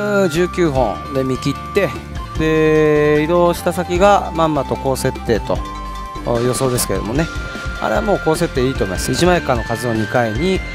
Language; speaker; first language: Japanese; native; Japanese